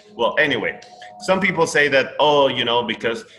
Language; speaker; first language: English; non-native, fluent; Spanish